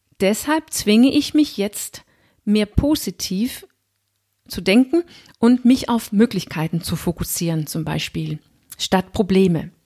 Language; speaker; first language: German; non-native, fluent; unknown